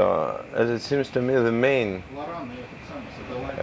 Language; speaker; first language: English; non-native, learner; Russian